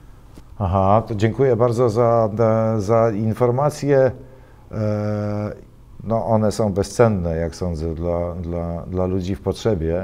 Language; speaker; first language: Polish; native; Polish